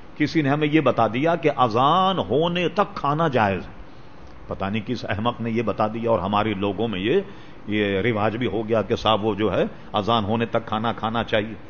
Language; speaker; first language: Urdu; native; Urdu